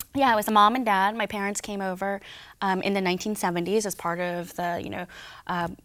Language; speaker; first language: English; native; English